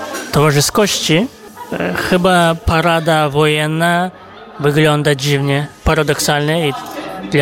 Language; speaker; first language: Polish; non-native, fluent; Kazakh